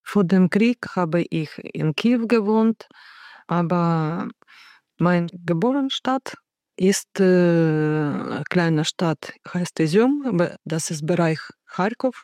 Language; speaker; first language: German; non-native, learner; Ukrainian